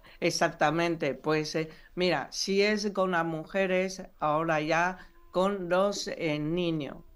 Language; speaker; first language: Spanish; non-native, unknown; Chinese